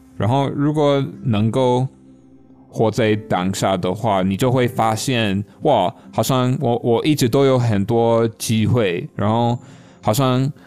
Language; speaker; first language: Chinese; non-native, fluent; English